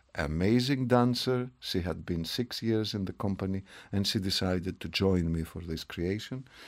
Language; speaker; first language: English; non-native, fluent; Greek